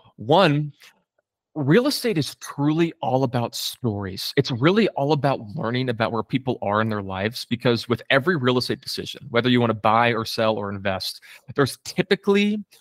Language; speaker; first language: English; native; English